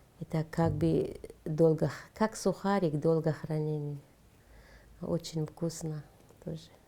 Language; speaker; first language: Russian; non-native, learner; Tajik